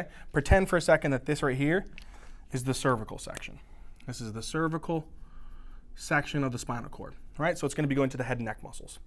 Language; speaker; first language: English; native; English